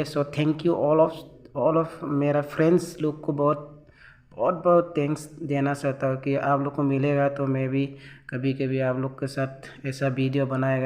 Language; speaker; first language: Hindi; non-native, local second language; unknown